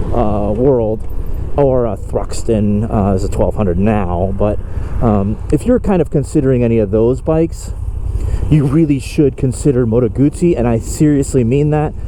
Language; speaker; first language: English; native; English